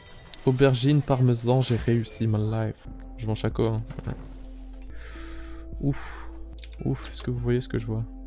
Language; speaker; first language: French; native; French